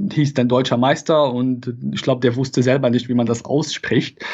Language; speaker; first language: German; non-native, fluent; Arabic